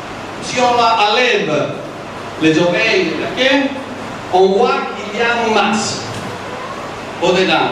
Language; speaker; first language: French; non-native, fluent; Italian